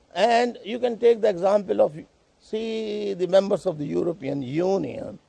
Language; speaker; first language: English; non-native, local second language; Urdu